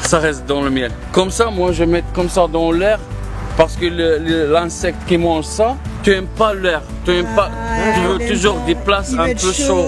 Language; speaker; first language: French; non-native, learner; Arabic